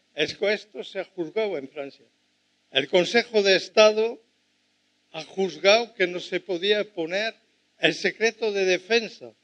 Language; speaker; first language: Spanish; non-native, fluent; French